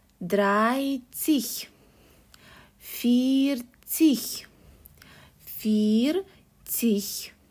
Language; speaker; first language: German; non-native, fluent; Russian